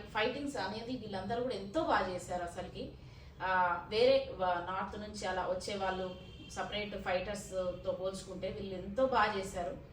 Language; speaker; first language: Telugu; native; Telugu